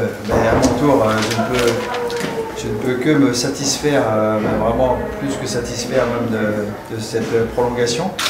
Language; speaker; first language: French; native; French